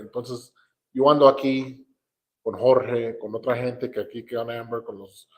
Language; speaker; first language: Spanish; early bilingual, other home language; English